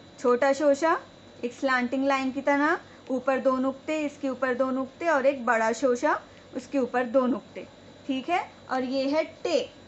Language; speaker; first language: Hindi; native; Hindi